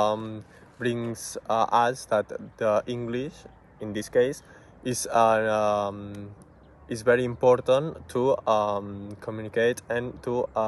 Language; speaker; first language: English; non-native, learner; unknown